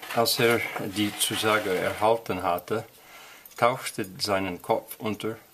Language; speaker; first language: German; non-native, learner; English